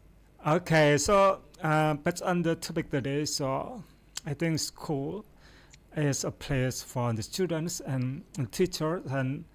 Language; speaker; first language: English; non-native, fluent; Indonesian